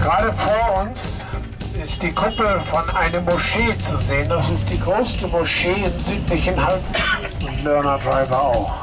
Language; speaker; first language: German; non-native, fluent; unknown